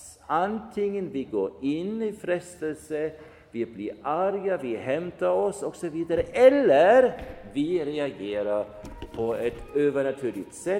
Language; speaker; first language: Swedish; non-native, fluent; German